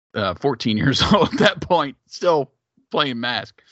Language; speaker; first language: English; native; English